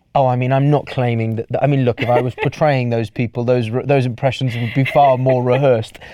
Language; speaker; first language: English; native; English